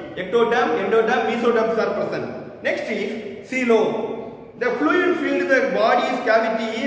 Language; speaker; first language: English; non-native, local second language; Tamil